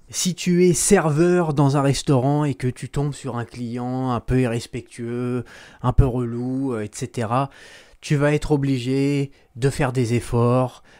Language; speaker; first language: French; native; French